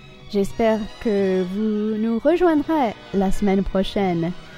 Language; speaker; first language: French; non-native, fluent; English